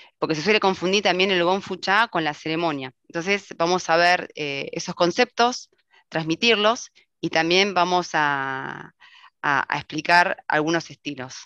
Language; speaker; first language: Spanish; native; Spanish